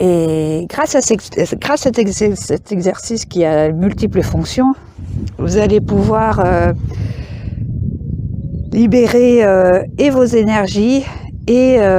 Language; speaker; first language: French; native; French